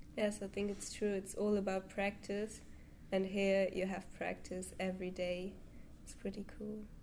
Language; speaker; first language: English; non-native, fluent; German